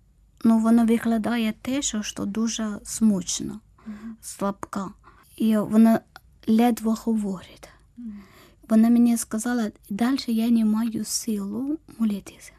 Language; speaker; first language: Ukrainian; non-native, learner; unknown